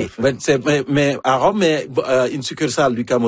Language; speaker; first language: French; native; French